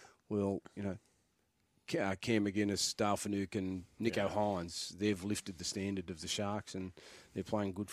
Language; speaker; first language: English; native; English